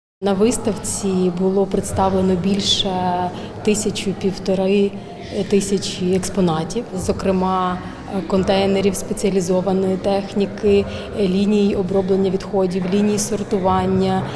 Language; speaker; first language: Ukrainian; native; Ukrainian